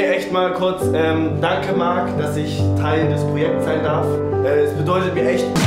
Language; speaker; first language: German; native; German